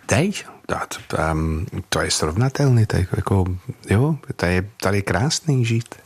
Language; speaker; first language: Czech; non-native, fluent; English